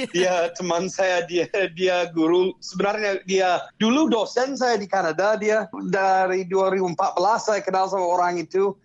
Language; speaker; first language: Indonesian; non-native, fluent; English